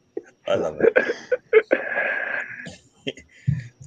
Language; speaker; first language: English; native; English